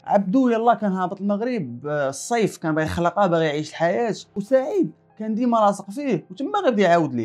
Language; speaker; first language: Arabic; native; Arabic